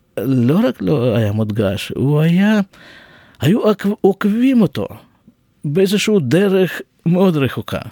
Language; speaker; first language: Hebrew; non-native, fluent; Russian